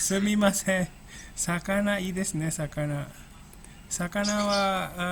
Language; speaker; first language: Japanese; non-native, fluent; Indonesian